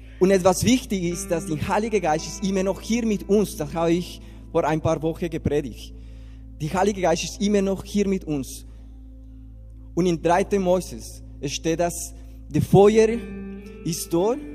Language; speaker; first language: German; non-native, learner; Spanish